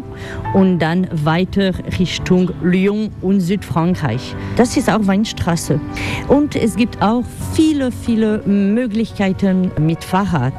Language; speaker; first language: German; non-native, learner; French